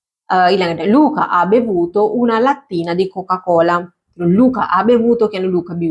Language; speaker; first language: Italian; non-native, fluent; Sinhala